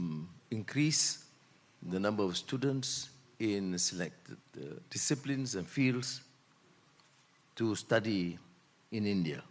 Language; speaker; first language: English; non-native, local second language; Malay